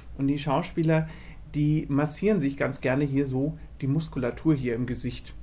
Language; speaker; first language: German; native; German